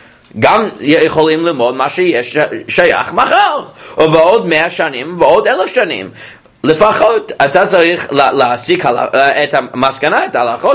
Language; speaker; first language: Hebrew; non-native, fluent; English